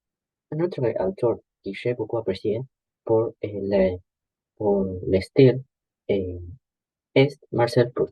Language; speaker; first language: French; non-native, learner; Spanish